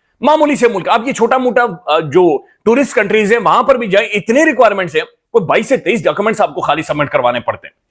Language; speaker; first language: Urdu; non-native, local second language; Punjabi